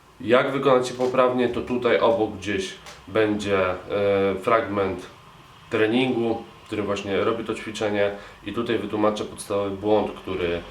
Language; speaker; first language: Polish; native; Polish